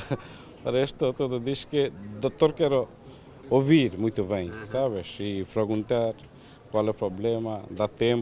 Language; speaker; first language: Portuguese; non-native, learner; Bangla